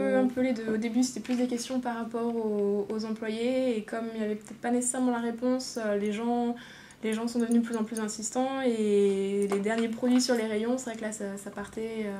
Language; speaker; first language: French; native; French